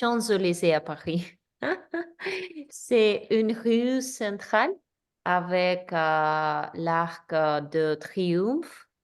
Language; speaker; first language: French; non-native, learner; English